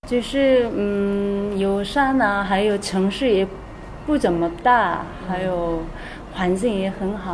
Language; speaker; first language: Chinese; non-native, learner; Korean